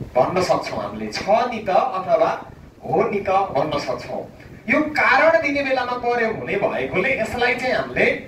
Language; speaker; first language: Nepali; native; Nepali